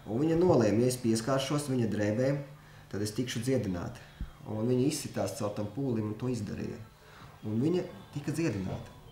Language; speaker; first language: Latvian; non-native, local second language; Russian